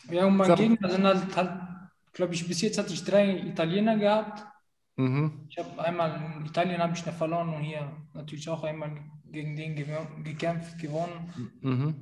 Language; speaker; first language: German; non-native, fluent; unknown